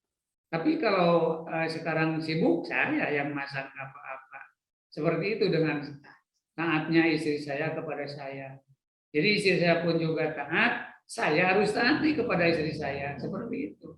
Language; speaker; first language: Indonesian; non-native, local second language; Sundanese